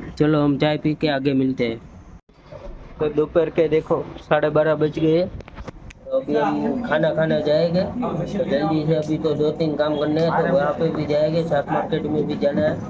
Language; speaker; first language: Hindi; non-native, local second language; Gujarati